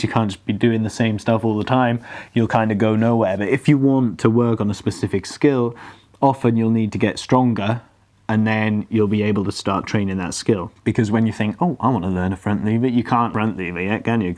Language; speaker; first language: English; native; English